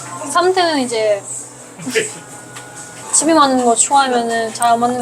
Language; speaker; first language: Korean; non-native, fluent; Russian